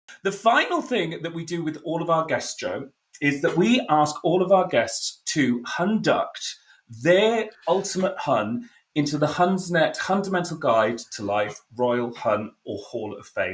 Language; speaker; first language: English; native; English